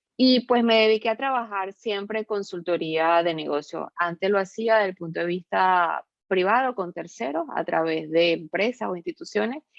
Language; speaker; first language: Spanish; native; Spanish